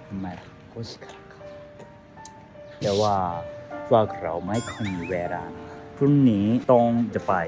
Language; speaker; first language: Thai; non-native, learner; Japanese